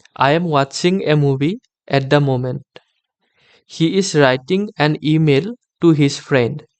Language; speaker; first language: English; non-native, local second language; Assamese